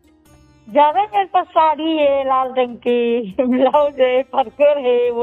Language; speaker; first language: Hindi; non-native, local second language; Marathi